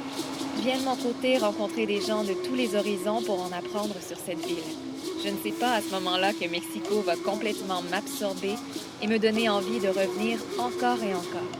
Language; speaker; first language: French; native; French